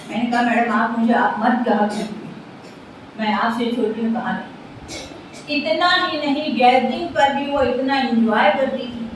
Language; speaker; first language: Urdu; native; Urdu